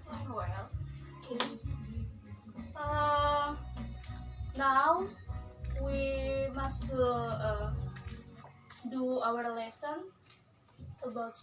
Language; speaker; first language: English; non-native, learner; Indonesian